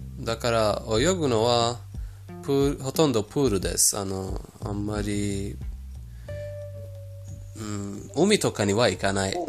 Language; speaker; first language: Japanese; non-native, fluent; Persian